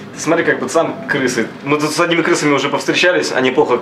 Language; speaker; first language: Russian; native; Russian